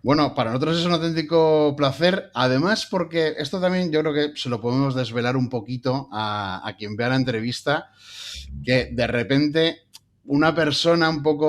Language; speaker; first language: Spanish; native; Spanish